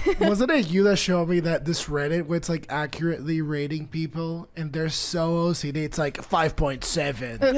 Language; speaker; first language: English; native; English